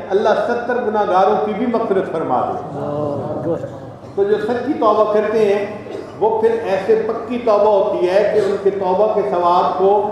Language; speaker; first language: Urdu; non-native, local second language; Punjabi